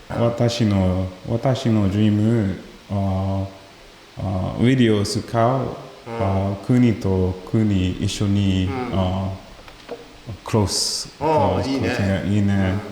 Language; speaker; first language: Japanese; non-native, learner; English